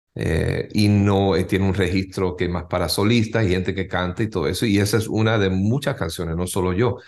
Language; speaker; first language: Spanish; native; Spanish